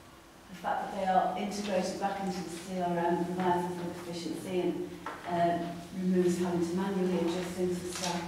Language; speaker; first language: English; native; English